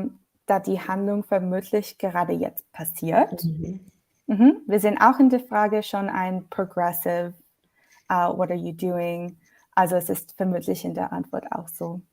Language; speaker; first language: German; non-native, fluent; English